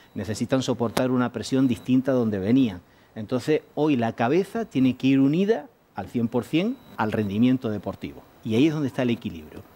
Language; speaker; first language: Spanish; native; Spanish